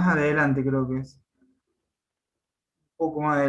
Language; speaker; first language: Spanish; native; Spanish